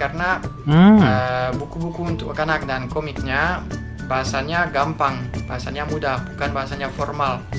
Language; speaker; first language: Indonesian; non-native, fluent; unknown